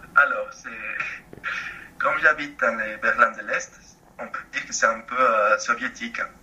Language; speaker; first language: French; non-native, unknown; Spanish